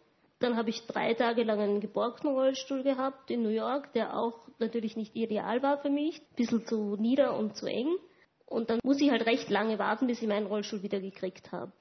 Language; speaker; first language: German; native; German